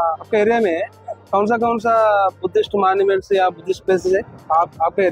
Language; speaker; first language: Hindi; non-native, local second language; Telugu